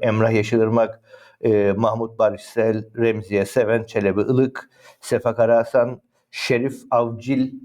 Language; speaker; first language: Turkish; native; Turkish